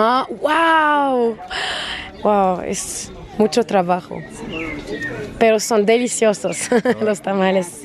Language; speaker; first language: Spanish; non-native, learner; French